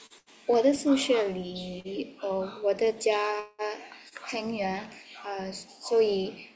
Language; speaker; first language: Chinese; non-native, learner; Thai